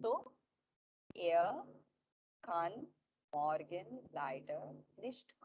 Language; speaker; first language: German; non-native, learner; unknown